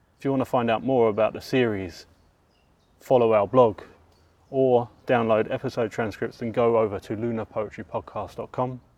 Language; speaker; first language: English; native; English